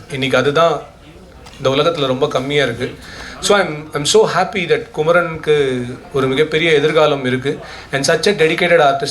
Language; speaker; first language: Tamil; native; Tamil